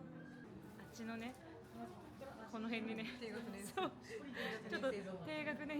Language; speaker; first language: Japanese; native; Japanese